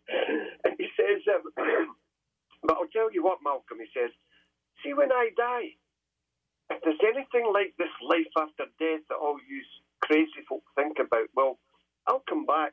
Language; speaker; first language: English; native; English